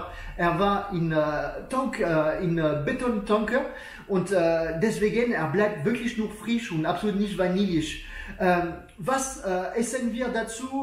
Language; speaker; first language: German; non-native, learner; French